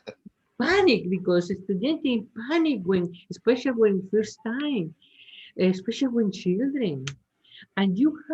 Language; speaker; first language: English; non-native, learner; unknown